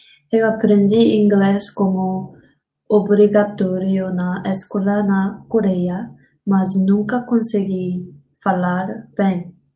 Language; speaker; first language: Portuguese; non-native, learner; Korean